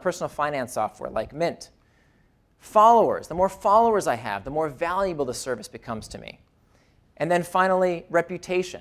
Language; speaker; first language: English; native; English